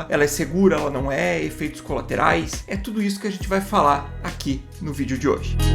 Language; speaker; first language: Portuguese; native; Portuguese